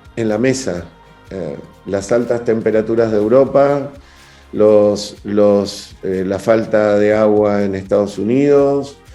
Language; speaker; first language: Spanish; native; Spanish